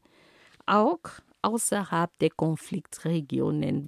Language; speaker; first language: German; non-native, fluent; Ghomala